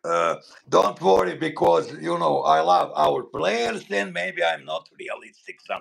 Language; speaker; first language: English; non-native, learner; Bosnian